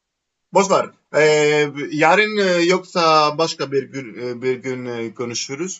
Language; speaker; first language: Turkish; non-native, learner; Greek